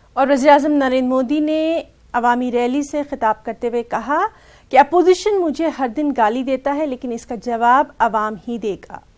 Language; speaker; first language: Urdu; native; Urdu